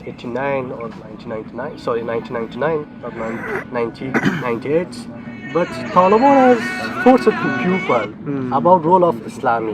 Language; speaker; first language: English; non-native, learner; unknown